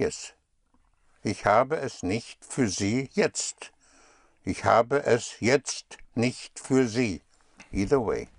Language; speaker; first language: German; non-native, fluent; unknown